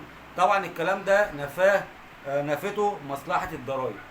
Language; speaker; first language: Arabic; native; Arabic